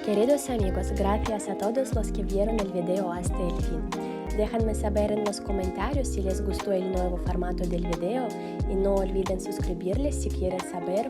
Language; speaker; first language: Spanish; non-native, fluent; Russian